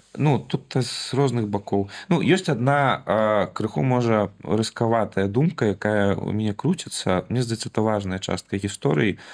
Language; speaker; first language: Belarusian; non-native, local second language; Russian